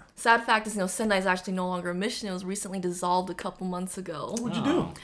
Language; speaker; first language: English; early bilingual, other home language; Japanese